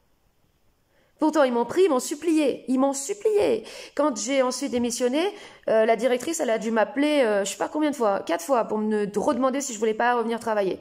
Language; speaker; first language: French; native; French